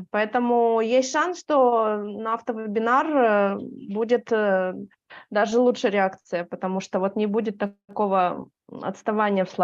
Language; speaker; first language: Russian; native; Russian